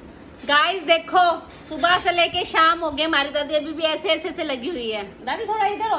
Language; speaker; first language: Hindi; native; Hindi